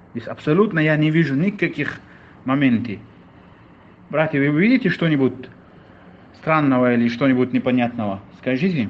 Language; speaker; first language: Russian; non-native, fluent; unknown